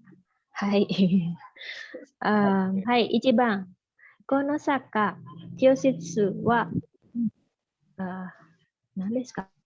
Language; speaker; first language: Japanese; non-native, fluent; Indonesian